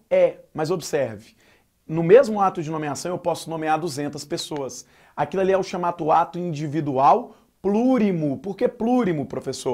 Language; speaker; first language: Portuguese; native; Portuguese